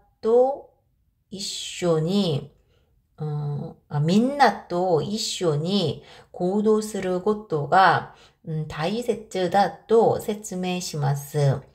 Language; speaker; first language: Japanese; non-native, fluent; Korean